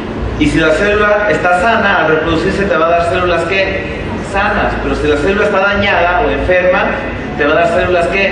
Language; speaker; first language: Spanish; native; Spanish